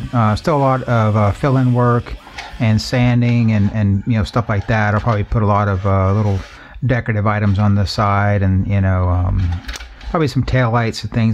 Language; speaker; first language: English; native; English